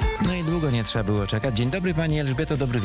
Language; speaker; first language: Polish; native; Polish